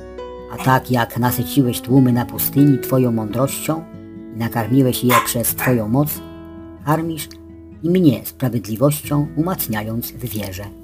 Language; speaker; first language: Polish; native; Polish